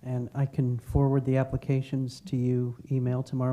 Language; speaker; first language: English; native; English